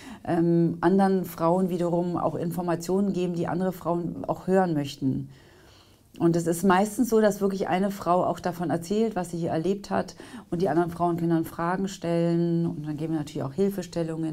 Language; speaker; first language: German; native; German